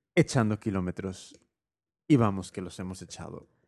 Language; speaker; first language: Spanish; native; Spanish